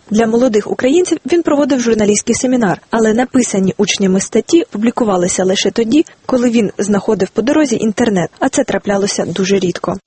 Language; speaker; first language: Ukrainian; native; Ukrainian